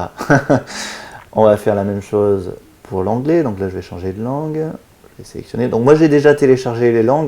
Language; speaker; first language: French; native; French